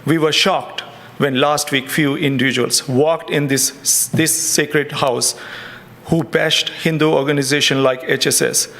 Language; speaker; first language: English; non-native, fluent; German